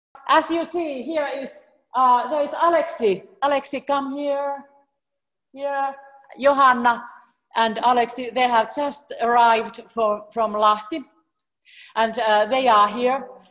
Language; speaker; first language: English; non-native, fluent; Finnish